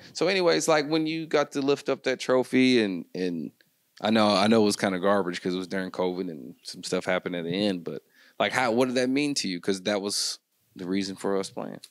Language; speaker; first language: English; native; English